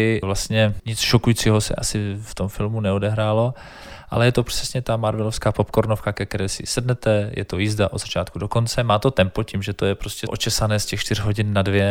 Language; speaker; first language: Czech; native; Czech